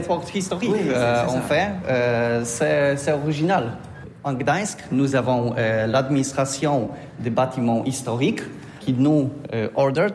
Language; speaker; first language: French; non-native, learner; Polish